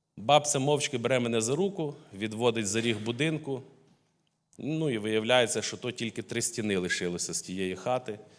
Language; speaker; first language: Ukrainian; native; Ukrainian